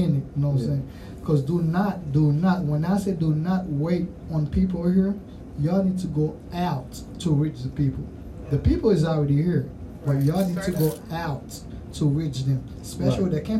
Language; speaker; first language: English; non-native, fluent; Haitian Creole